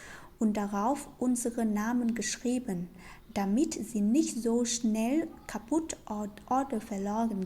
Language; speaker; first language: German; non-native, learner; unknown